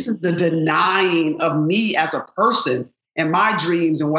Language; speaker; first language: English; native; English